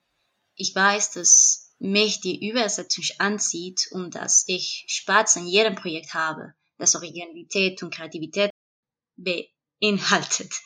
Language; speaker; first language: German; non-native, fluent; Spanish